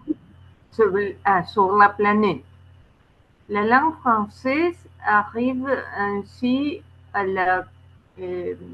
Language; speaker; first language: French; non-native, learner; Spanish